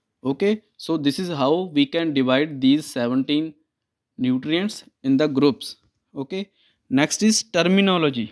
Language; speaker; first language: English; non-native, local second language; Punjabi